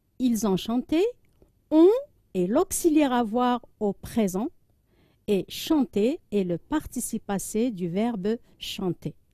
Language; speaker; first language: French; non-native, local second language; Arabic